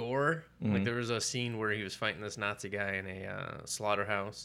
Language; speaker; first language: English; native; English